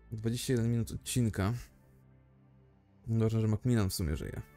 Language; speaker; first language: Polish; native; Polish